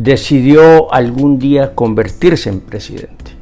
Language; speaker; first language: Spanish; native; Spanish